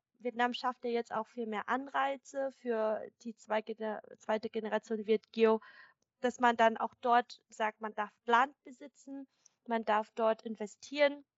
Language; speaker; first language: German; early bilingual, other home language; Vietnamese